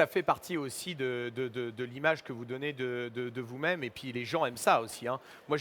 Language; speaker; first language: French; native; French